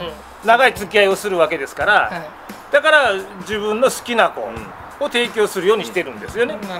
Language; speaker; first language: Japanese; native; Japanese